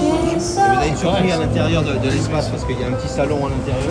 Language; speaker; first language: French; native; French